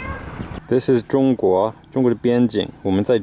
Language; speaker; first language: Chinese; non-native, fluent; English